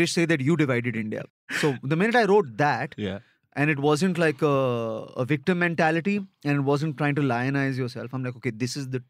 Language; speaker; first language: English; non-native, local second language; Hindi